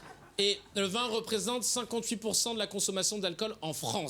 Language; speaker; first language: French; native; French